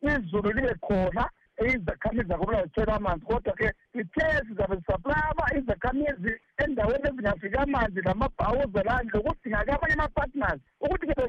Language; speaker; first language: Zulu; native; Zulu